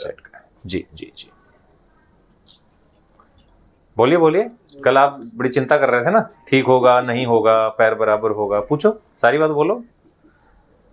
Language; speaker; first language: Hindi; native; Hindi